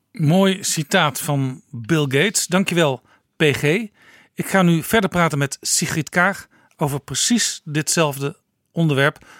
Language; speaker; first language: Dutch; native; Dutch